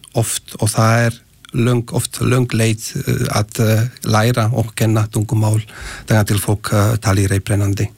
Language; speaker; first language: Icelandic; non-native, fluent; Slovak